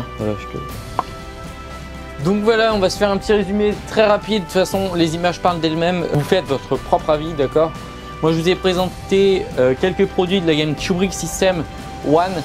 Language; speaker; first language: French; native; French